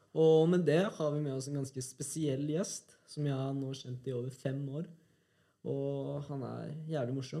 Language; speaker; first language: Norwegian; early bilingual, other home language; Albanian